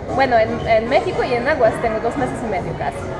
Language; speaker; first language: Spanish; non-native, fluent; Polish